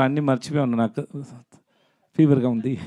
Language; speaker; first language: Telugu; non-native, learner; Tamil